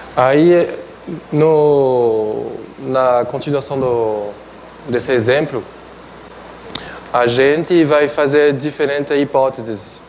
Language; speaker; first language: Portuguese; non-native, fluent; French